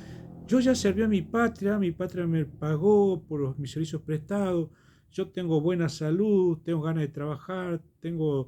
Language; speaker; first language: Spanish; native; Spanish